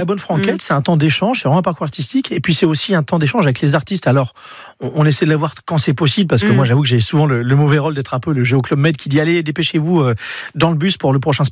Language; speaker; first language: French; native; French